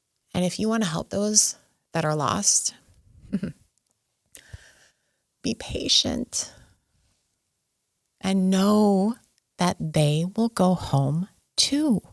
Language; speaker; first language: English; native; English